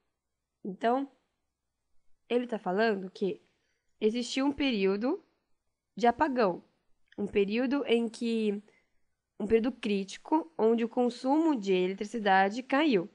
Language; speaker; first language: Portuguese; native; Portuguese